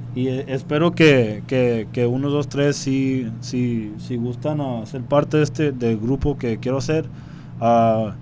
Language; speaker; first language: Spanish; early bilingual, heritage; Spanish